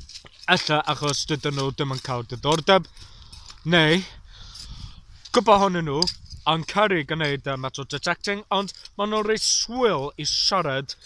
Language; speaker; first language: Welsh; non-native, learner; English